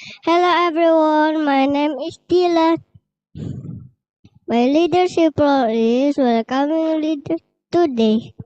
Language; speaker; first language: English; non-native, learner; Indonesian